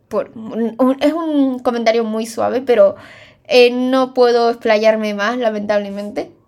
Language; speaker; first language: Spanish; early bilingual, other home language; Chinese